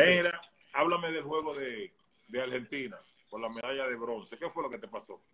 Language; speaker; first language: Spanish; native; Spanish